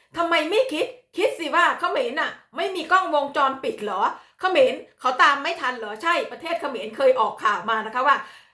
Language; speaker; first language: Thai; native; Thai